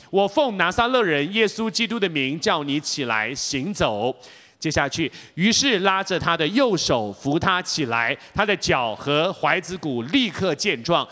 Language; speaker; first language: Chinese; native; Chinese